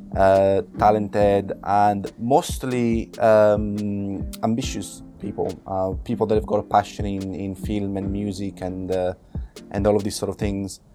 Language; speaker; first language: English; non-native, fluent; Italian